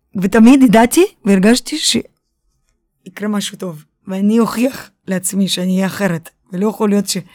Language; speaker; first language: Hebrew; early bilingual, other home language; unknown